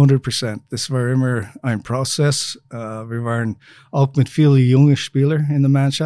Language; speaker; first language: German; non-native, fluent; English